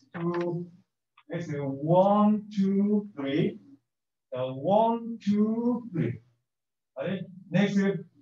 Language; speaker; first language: English; non-native, learner; Korean